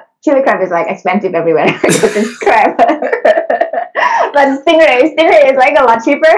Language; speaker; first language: English; early bilingual, other home language; Indonesian